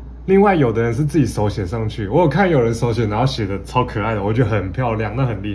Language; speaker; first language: Chinese; native; Chinese